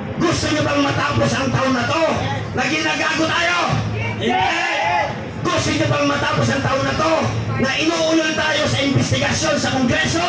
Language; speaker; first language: Filipino; native; Filipino